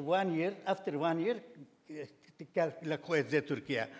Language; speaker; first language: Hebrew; non-native, fluent; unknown